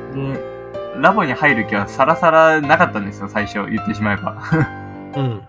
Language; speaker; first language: Japanese; native; Japanese